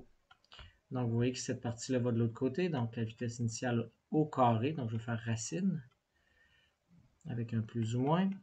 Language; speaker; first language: French; native; French